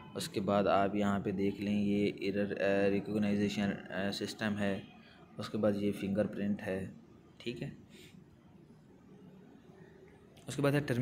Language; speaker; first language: Hindi; non-native, local second language; Punjabi